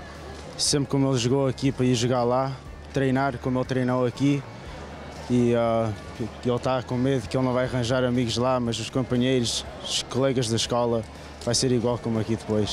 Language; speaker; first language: Portuguese; early bilingual, heritage; Portuguese